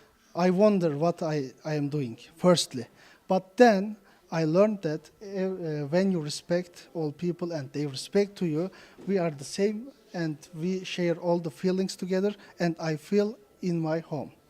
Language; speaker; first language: English; non-native, fluent; Turkish